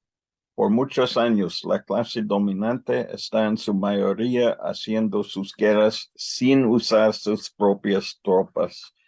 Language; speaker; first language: Spanish; non-native, learner; English